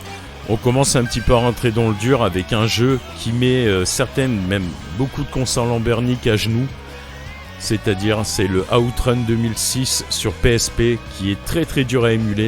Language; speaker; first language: French; native; French